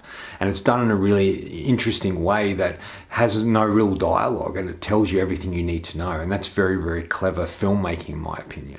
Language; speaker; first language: English; native; English